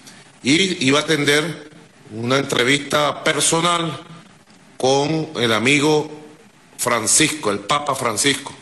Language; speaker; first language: Spanish; native; Spanish